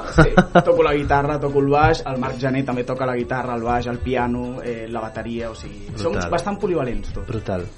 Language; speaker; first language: Catalan; native; Catalan